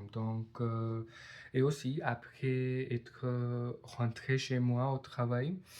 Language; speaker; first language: French; non-native, learner; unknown